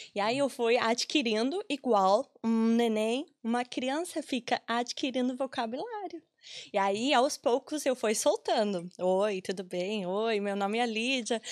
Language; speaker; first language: Portuguese; non-native, fluent; English